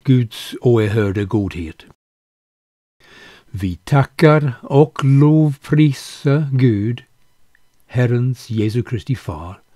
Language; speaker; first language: Swedish; non-native, fluent; English